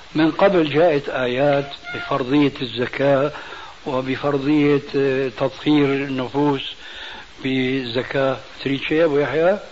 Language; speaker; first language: Arabic; early bilingual, other home language; Albanian